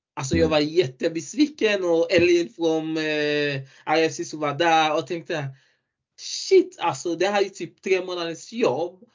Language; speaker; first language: Swedish; non-native, fluent; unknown